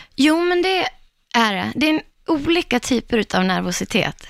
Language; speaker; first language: Swedish; native; Swedish